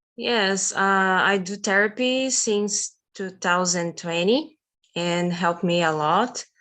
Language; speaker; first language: English; non-native, learner; Portuguese